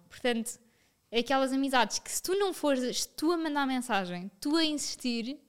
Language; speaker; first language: Portuguese; native; Portuguese